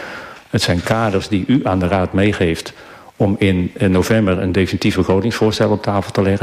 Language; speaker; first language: Dutch; native; Dutch